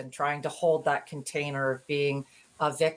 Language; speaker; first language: English; native; English